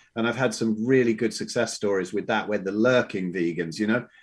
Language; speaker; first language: English; native; English